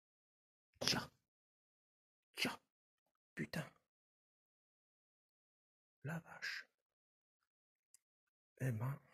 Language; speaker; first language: French; native; French